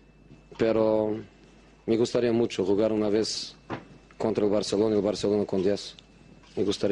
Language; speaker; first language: Spanish; non-native, fluent; Portuguese